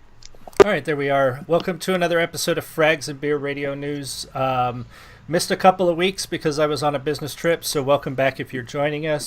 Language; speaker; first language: English; native; English